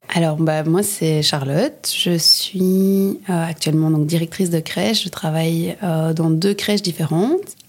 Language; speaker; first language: French; native; French